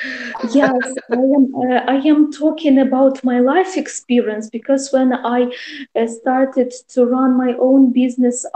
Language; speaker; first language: English; non-native, learner; Russian